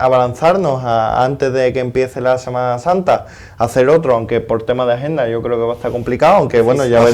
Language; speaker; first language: Spanish; native; Spanish